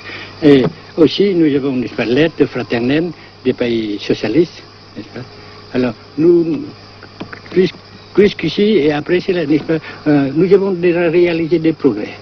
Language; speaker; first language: French; non-native, local second language; Vietnamese